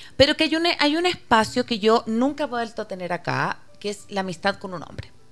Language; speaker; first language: Spanish; native; Spanish